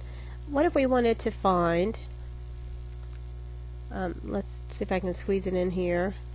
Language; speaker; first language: English; native; English